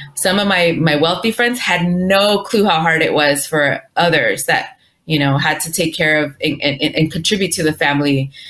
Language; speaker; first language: English; early bilingual, other home language; Spanish